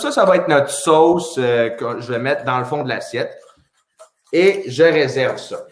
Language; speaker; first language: French; native; French